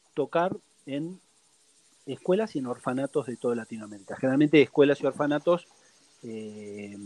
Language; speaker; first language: Spanish; native; Spanish